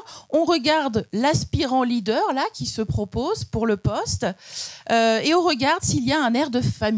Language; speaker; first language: French; native; French